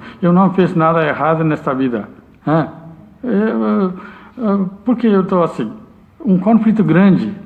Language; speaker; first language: Portuguese; non-native, learner; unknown